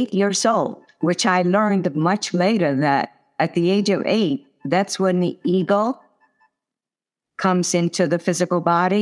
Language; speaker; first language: English; non-native, fluent; Italian